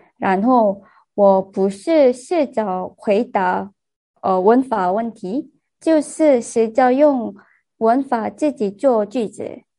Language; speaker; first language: Chinese; non-native, learner; Korean